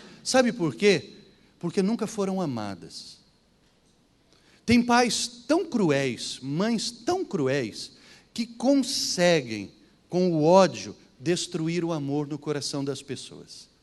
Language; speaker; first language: Portuguese; native; Portuguese